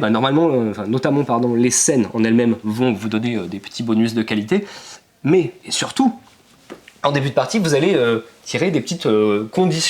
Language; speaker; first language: French; native; French